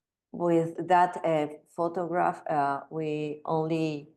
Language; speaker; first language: English; non-native, learner; Spanish